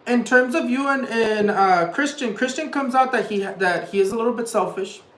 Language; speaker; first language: English; early bilingual, other home language; Spanish